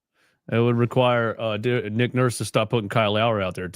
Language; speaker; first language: English; native; English